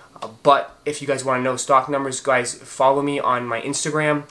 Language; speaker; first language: English; native; English